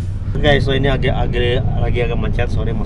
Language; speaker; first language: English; non-native, learner; Indonesian